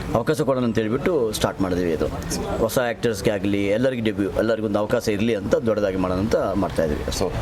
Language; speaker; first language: Kannada; native; Kannada